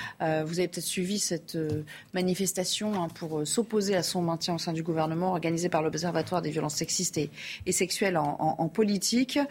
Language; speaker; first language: French; native; French